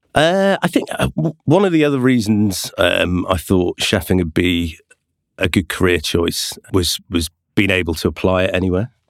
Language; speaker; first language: English; native; English